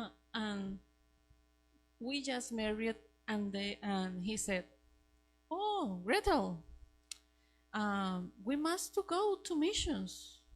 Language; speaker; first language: English; non-native, learner; Spanish